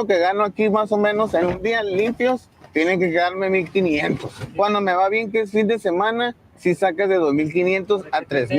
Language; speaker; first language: Spanish; native; Spanish